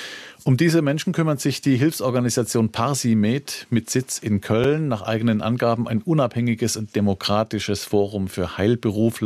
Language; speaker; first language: German; native; German